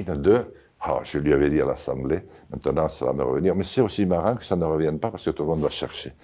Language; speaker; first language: French; non-native, local second language; Occitan